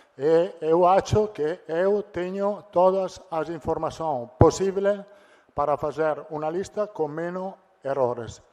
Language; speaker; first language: Portuguese; non-native, learner; Italian